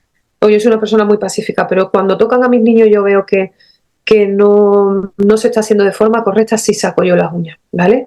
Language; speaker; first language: Spanish; native; Spanish